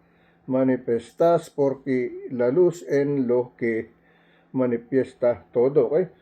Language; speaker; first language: Spanish; non-native, learner; Filipino